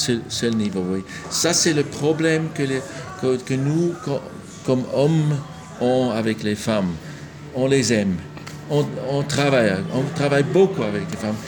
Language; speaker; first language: French; non-native, local second language; German